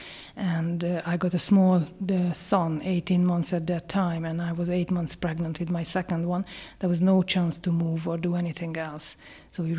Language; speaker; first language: English; non-native, fluent; Hungarian